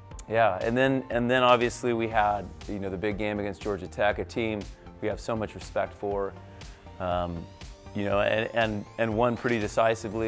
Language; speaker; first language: English; native; English